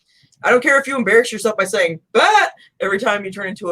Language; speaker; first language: English; native; English